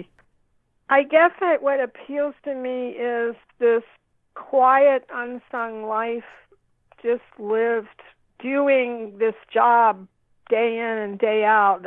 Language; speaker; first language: English; native; English